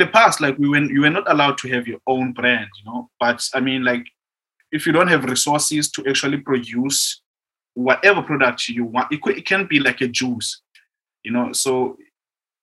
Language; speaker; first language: English; non-native, local second language; Xhosa